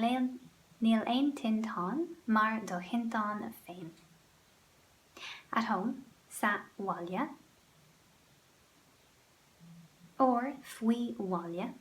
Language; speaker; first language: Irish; non-native, local second language; English